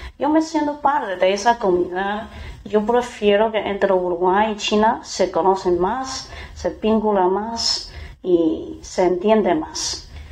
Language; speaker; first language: Spanish; non-native, fluent; Chinese